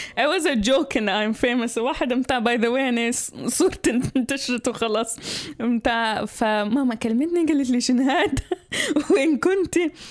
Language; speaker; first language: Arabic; early bilingual, heritage; Arabic